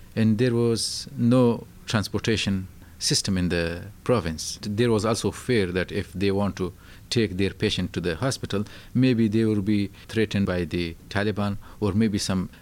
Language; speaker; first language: English; non-native, fluent; Pashto